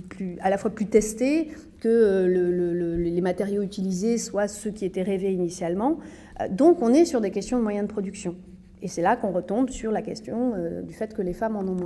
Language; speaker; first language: French; native; French